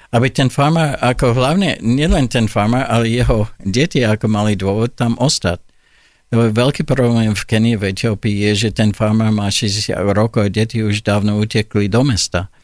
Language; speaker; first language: Slovak; non-native, fluent; English